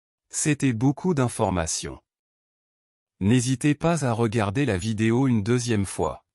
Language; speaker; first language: French; non-native, local second language; Arabic